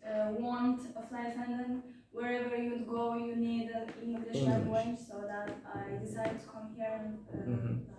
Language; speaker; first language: English; non-native, learner; Turkish